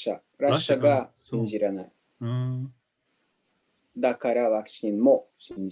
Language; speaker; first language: Japanese; non-native, learner; Hungarian